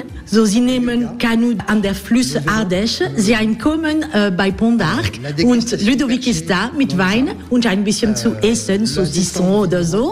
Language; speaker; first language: German; non-native, learner; French